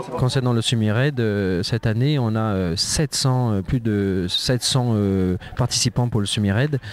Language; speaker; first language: French; native; French